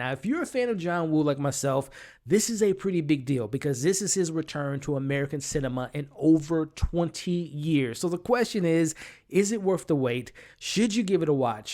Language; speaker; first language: English; native; English